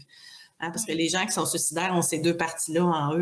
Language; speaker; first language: French; native; French